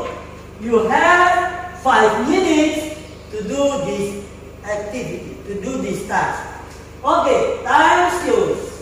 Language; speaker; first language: English; non-native, fluent; Indonesian